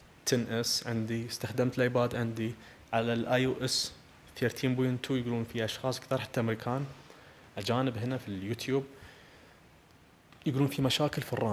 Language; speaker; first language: Arabic; native; Arabic